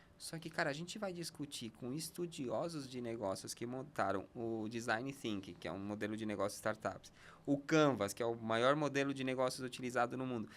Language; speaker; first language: Portuguese; non-native, fluent; Spanish